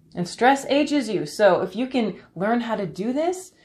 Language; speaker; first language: English; native; English